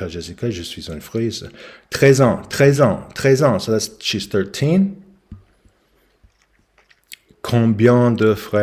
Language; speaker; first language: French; non-native, learner; English